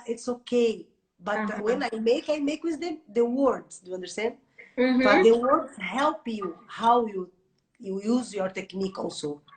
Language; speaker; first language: English; non-native, learner; Portuguese